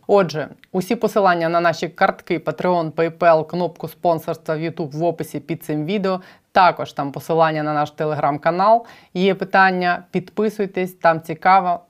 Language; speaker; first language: Ukrainian; native; Ukrainian